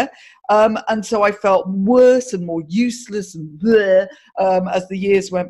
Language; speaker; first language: English; native; English